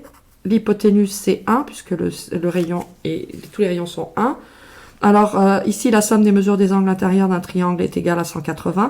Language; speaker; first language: French; native; French